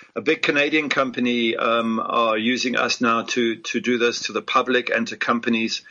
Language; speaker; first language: English; native; English